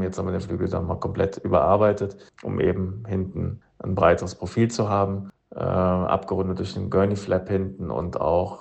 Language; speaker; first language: German; native; German